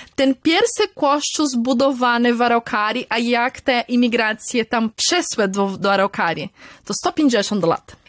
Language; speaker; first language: Polish; early bilingual, heritage; Polish